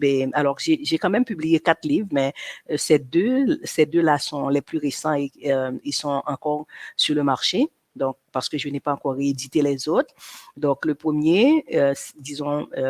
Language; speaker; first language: French; non-native, local second language; Haitian Creole